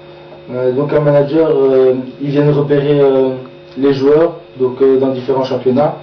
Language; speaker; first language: French; native; French